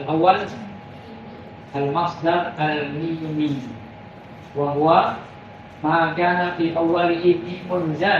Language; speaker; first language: Arabic; non-native, fluent; Malay